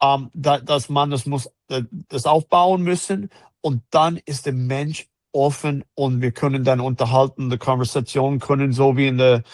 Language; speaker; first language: German; non-native, fluent; English